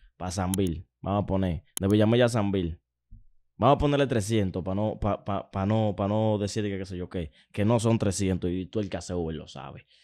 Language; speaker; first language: Spanish; native; Spanish